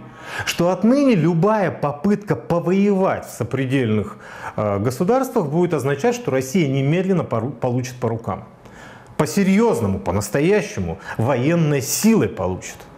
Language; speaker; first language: Russian; native; Russian